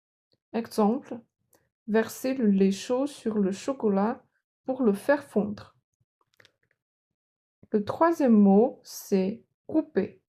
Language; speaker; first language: French; non-native, fluent; Chinese